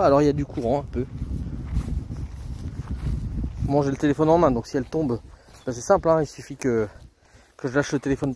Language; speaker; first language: French; native; French